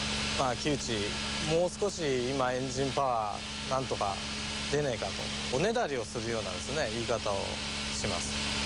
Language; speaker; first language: Japanese; native; Japanese